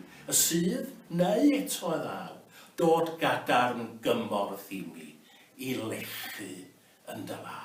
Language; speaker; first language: Welsh; native; Welsh